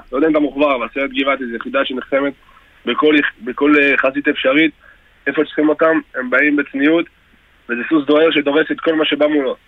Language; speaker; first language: Hebrew; early bilingual, other home language; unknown